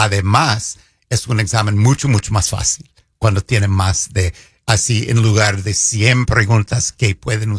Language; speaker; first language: Spanish; non-native, fluent; English